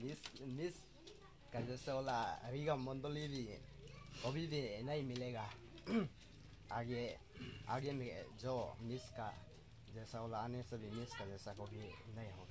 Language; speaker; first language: Hindi; non-native, local second language; Adi